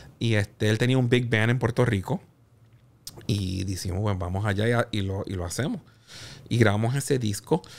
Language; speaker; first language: Spanish; native; Spanish